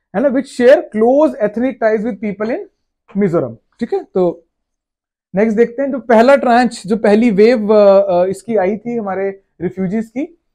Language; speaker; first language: Hindi; native; Hindi